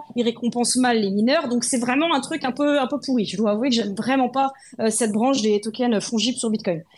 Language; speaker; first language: French; native; French